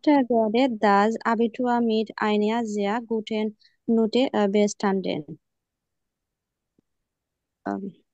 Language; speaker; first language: German; non-native, learner; Bangla